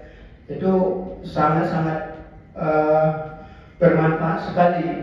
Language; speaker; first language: Indonesian; native; Indonesian